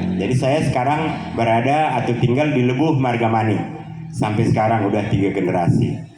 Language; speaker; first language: Indonesian; non-native, local second language; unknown